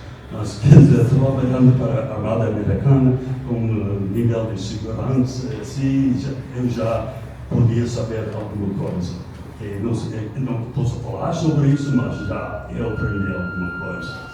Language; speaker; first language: Portuguese; non-native, fluent; English